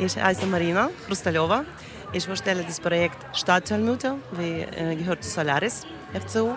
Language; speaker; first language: German; non-native, learner; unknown